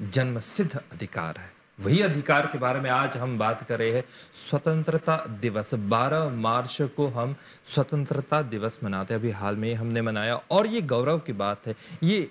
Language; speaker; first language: Hindi; non-native, local second language; Morisyen